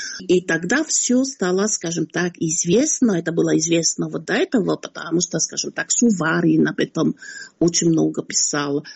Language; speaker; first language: Russian; non-native, fluent; French